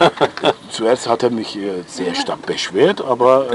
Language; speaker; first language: German; non-native, local second language; Turkish